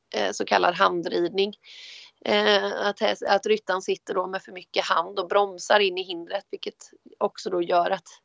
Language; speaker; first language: Swedish; native; Swedish